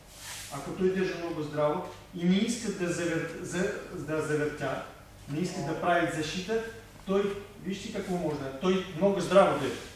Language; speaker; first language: Bulgarian; non-native, learner; Russian